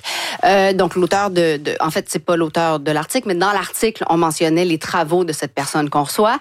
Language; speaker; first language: French; native; French